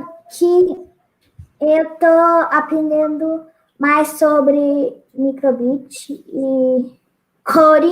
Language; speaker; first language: Portuguese; early bilingual, heritage; Portuguese